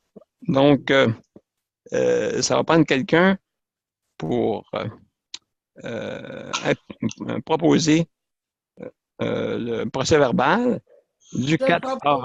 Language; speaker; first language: French; native; French